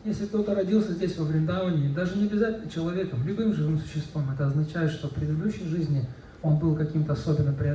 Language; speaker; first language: Russian; native; Russian